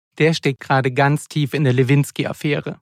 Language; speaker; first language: German; native; German